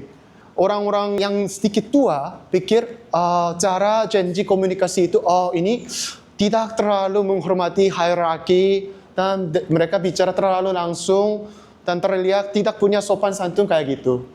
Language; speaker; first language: Indonesian; non-native, learner; Korean